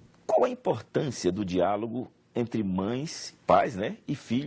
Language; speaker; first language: Portuguese; native; Portuguese